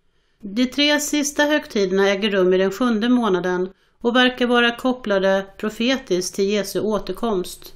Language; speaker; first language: Swedish; native; Swedish